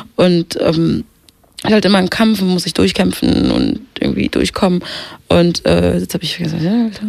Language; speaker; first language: German; early bilingual, other home language; Swahili